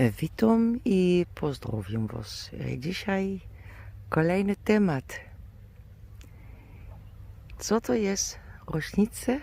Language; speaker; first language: Polish; non-native, learner; German